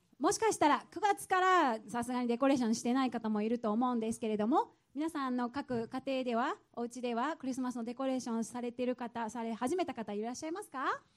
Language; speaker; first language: Japanese; native; Japanese